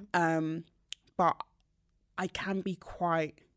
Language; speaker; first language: English; native; English